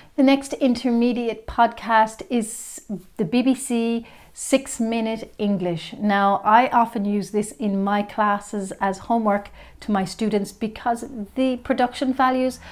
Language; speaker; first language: English; native; English